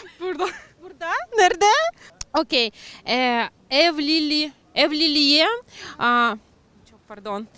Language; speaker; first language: Turkish; non-native, learner; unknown